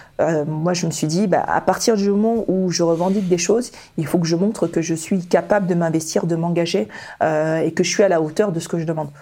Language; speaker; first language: French; early bilingual, other home language; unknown